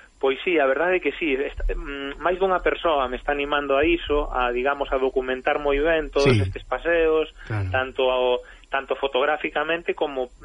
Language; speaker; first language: Galician; native; Galician